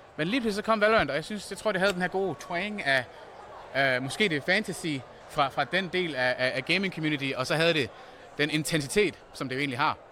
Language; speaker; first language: Danish; native; Danish